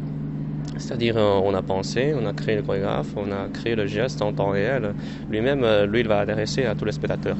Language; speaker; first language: French; non-native, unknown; Chinese